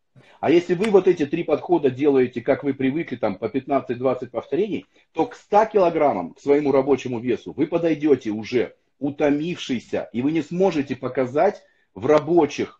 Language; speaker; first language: Russian; native; Russian